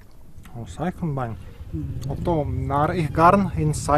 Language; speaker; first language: Mongolian; non-native, learner; Czech